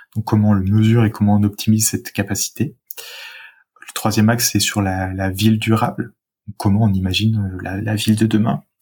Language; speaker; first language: French; native; French